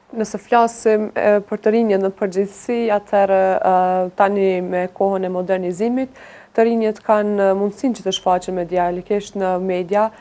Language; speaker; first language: Albanian; non-native, local second language; Romany